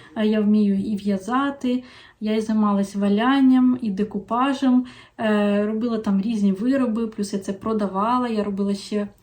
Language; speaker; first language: Ukrainian; non-native, local second language; Russian